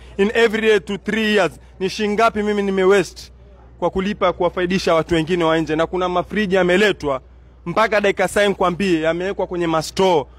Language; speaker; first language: Swahili; native; Swahili